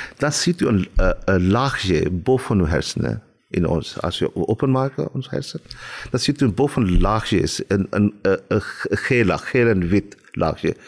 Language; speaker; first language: Dutch; non-native, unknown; Urdu